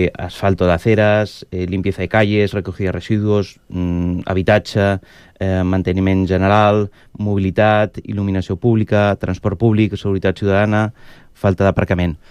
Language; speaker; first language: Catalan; non-native, local second language; Spanish